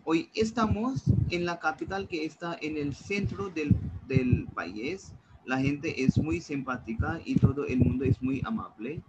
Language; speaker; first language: Spanish; non-native, learner; Hindi